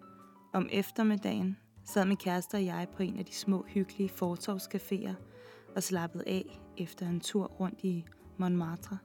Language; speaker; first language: Danish; native; Danish